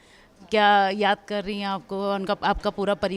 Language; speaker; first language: Hindi; native; Hindi